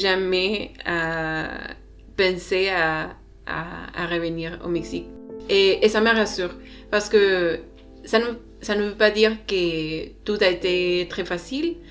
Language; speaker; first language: French; non-native, learner; Spanish